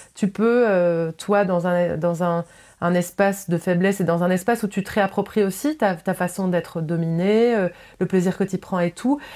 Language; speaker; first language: French; native; French